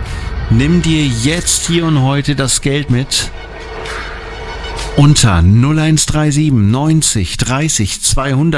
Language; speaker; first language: German; native; German